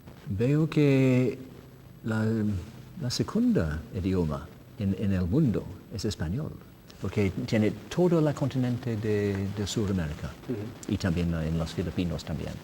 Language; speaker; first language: Spanish; non-native, learner; English